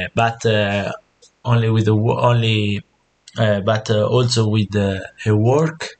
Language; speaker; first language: English; non-native, learner; Italian